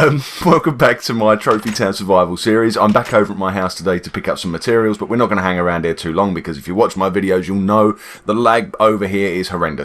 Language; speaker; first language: English; native; English